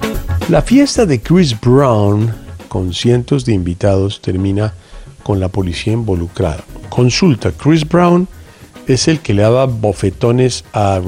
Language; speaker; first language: Spanish; native; Spanish